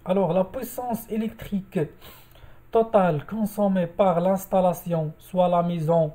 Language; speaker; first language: French; non-native, local second language; Arabic